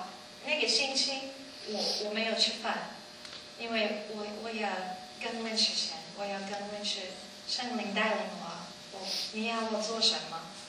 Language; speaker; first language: Chinese; non-native, learner; English